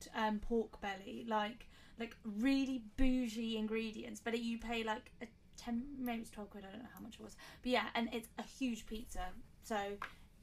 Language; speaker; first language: English; native; English